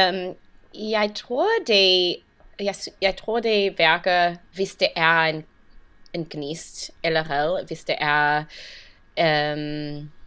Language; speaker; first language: Danish; non-native, learner; English